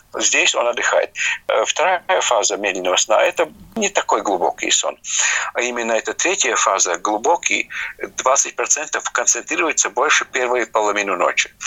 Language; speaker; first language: Russian; non-native, local second language; Latvian